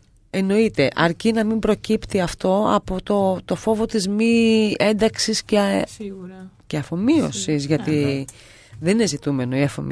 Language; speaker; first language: Greek; native; Greek